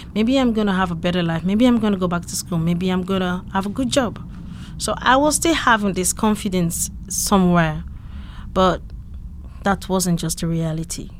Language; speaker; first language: English; non-native, local second language; Yoruba